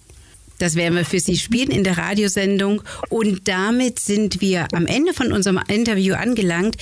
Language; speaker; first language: German; native; German